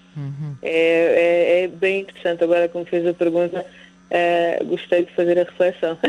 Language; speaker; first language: Portuguese; native; Portuguese